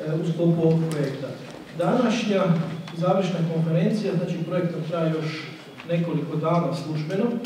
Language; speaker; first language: Croatian; native; Croatian